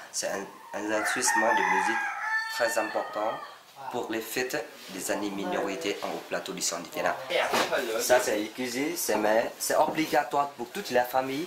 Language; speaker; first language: French; non-native, learner; Vietnamese